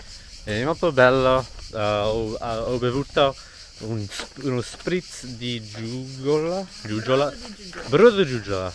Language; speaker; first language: Italian; non-native, fluent; English